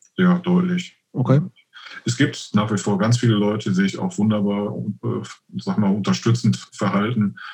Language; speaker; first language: German; native; German